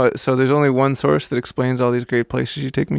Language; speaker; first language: English; native; English